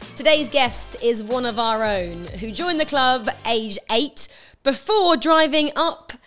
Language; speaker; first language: English; native; English